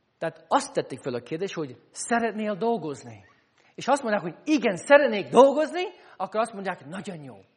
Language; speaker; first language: Hungarian; non-native, fluent; English